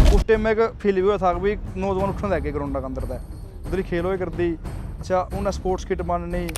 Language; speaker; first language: Punjabi; non-native, local second language; Haryanvi